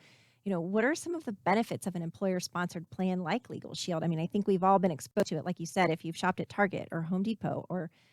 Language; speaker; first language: English; native; English